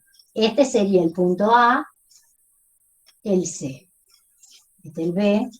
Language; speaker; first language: Spanish; native; Spanish